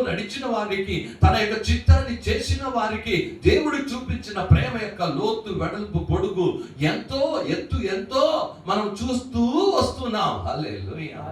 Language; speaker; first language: Telugu; native; Telugu